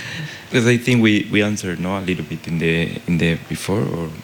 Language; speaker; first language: English; non-native, fluent; Spanish